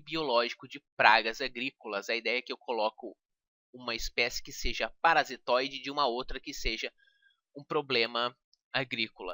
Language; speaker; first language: Portuguese; native; Portuguese